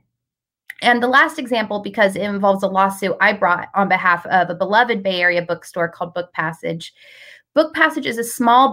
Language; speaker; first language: English; native; English